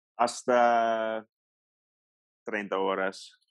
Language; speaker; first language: Spanish; non-native, learner; English